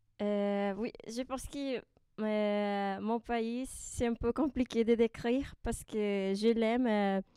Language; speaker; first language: French; non-native, learner; Spanish